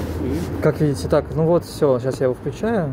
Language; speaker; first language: Russian; native; Russian